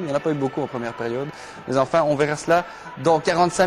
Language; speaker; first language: French; native; French